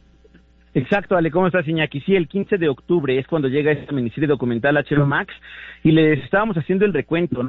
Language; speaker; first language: Spanish; native; Spanish